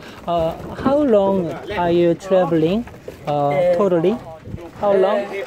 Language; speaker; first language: English; non-native, learner; Korean